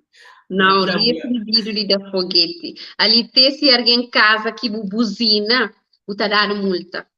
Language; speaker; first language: Portuguese; non-native, learner; Kabuverdianu